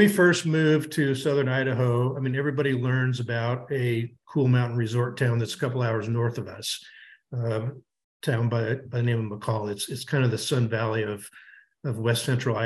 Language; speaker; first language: English; native; English